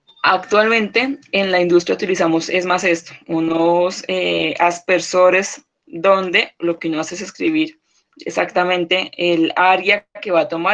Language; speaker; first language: Spanish; native; Spanish